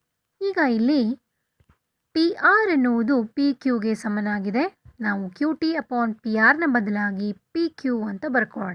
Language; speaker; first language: Kannada; native; Kannada